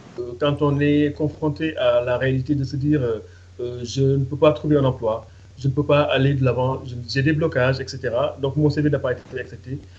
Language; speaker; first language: French; non-native, local second language; Fula